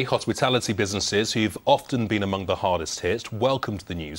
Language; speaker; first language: English; native; English